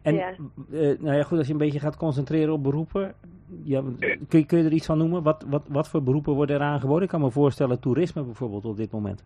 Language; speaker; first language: Dutch; native; Dutch